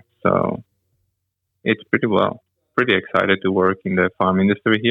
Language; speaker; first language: English; non-native, learner; Hebrew